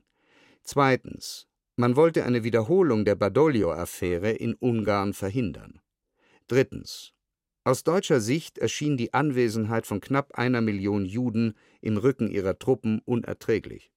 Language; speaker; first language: German; native; German